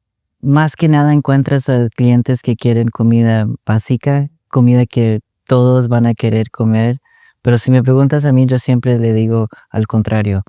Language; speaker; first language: Spanish; early bilingual, other home language; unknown